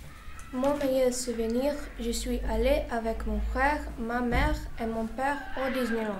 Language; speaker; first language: French; non-native, learner; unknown